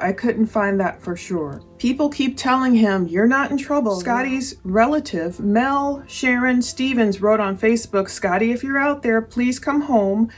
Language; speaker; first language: English; native; English